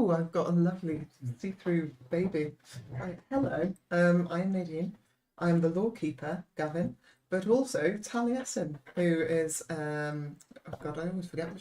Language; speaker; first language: English; native; English